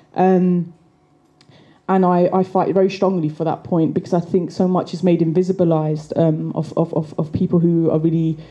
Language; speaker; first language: English; native; English